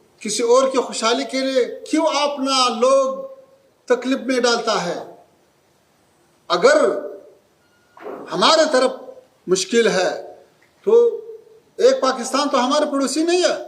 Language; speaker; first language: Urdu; non-native, fluent; Pashto